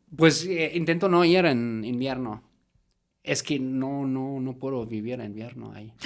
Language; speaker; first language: Spanish; non-native, fluent; German